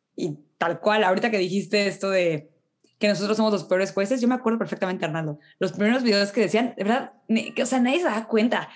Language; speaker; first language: Spanish; native; Spanish